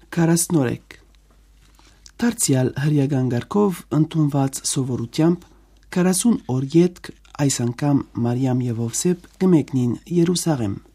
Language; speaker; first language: Armenian; native; Armenian